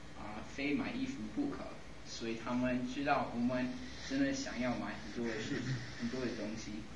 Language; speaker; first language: Chinese; non-native, fluent; English